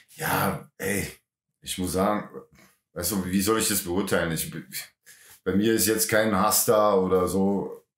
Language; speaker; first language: German; native; German